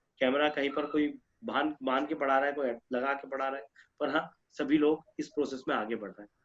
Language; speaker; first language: Hindi; non-native, local second language; Marathi